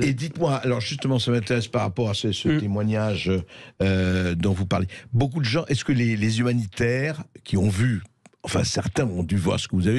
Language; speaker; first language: French; native; French